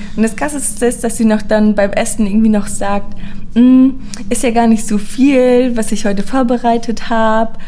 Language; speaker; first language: German; early bilingual, other home language; Persian